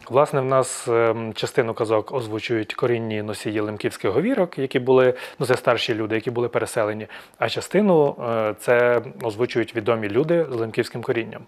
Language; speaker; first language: Ukrainian; native; Ukrainian